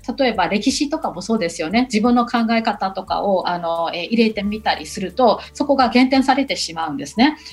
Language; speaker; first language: Japanese; non-native, fluent; Burmese